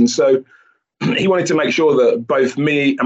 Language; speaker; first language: English; native; English